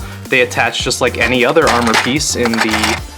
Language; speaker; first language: English; native; English